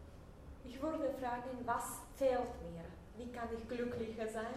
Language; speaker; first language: German; non-native, fluent; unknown